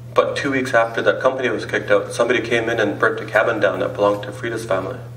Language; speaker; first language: English; native; English